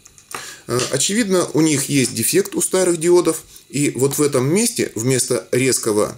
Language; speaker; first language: Russian; native; Russian